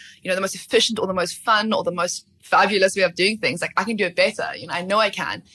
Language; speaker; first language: English; native; English